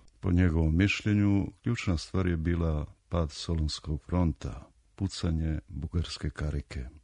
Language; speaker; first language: Serbian; native; Serbian